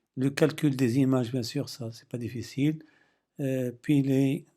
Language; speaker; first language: French; non-native, local second language; Arabic